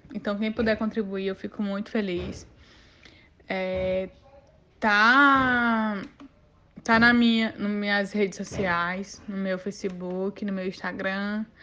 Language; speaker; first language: Portuguese; native; Portuguese